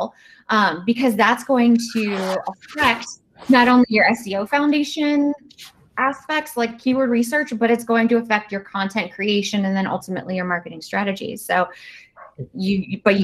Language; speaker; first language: English; native; English